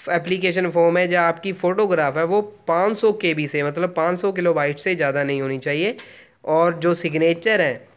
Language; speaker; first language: Hindi; non-native, local second language; Punjabi